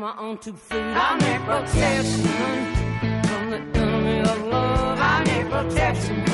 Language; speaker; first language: Spanish; native; Spanish